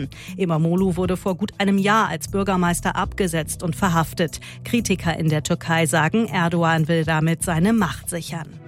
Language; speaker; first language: German; native; German